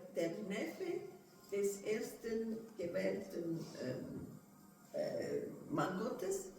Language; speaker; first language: German; non-native, fluent; Portuguese